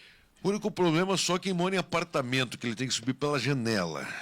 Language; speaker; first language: Portuguese; native; Portuguese